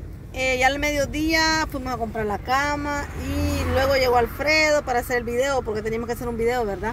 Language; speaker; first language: Spanish; native; Spanish